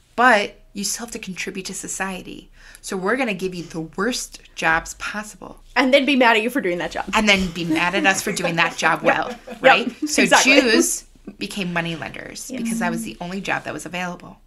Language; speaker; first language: English; native; English